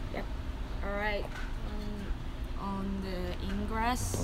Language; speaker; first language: English; non-native, fluent; Korean